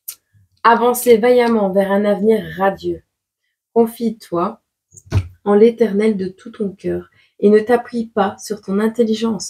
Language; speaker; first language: French; native; French